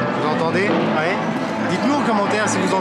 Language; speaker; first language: French; native; French